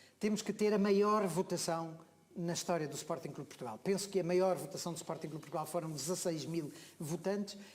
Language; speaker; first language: Portuguese; native; Portuguese